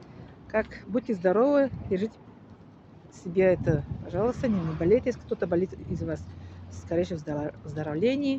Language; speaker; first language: Russian; non-native, learner; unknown